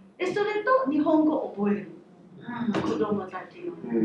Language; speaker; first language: Japanese; non-native, fluent; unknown